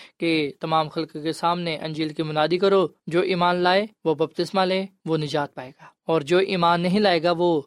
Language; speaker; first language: Urdu; non-native, local second language; Punjabi